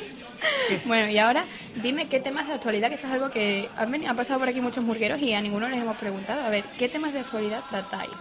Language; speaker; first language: Spanish; native; Spanish